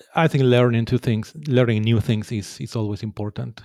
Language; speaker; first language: English; non-native, fluent; Spanish